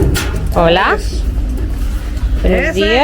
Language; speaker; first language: Spanish; non-native, learner; Polish